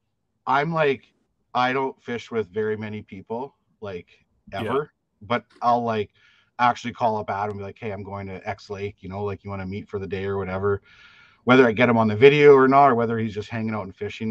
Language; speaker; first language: English; native; English